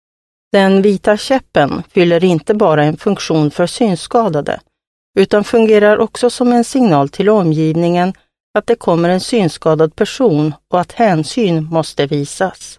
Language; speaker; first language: Swedish; native; Swedish